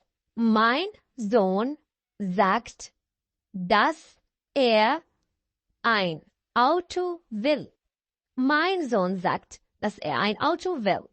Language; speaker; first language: German; non-native, fluent; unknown